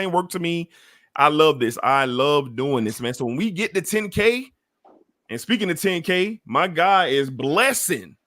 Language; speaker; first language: English; native; English